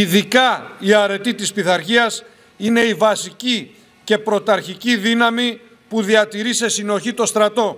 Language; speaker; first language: Greek; native; Greek